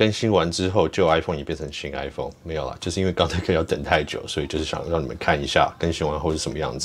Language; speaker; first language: Chinese; native; Chinese